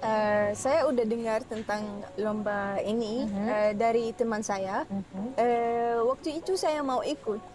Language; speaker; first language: Indonesian; non-native, fluent; Arabic